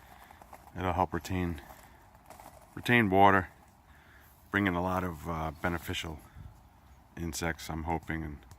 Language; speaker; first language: English; native; English